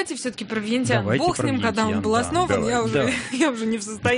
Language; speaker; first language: Russian; native; Russian